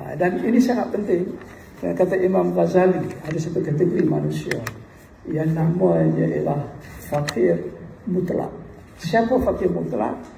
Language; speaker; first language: Malay; native; Malay